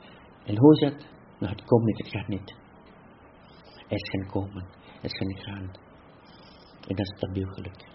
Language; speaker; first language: Dutch; non-native, fluent; Vietnamese